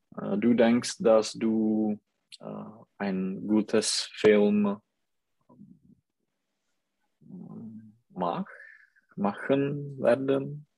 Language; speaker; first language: German; non-native, learner; Czech